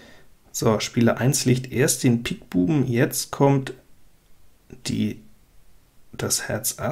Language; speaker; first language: German; native; German